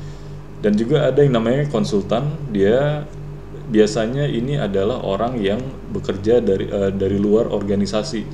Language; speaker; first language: Indonesian; native; Indonesian